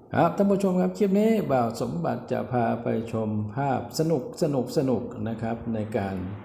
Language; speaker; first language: Thai; non-native, local second language; Northeastern Thai